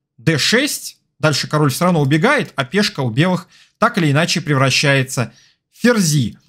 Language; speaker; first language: Russian; native; Russian